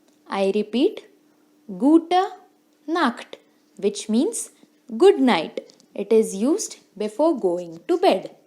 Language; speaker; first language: English; non-native, local second language; Hindi